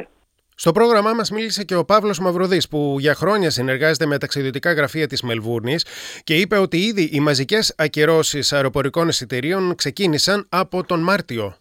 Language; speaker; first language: Greek; native; Greek